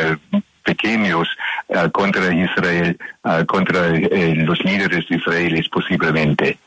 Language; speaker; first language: Spanish; non-native, learner; English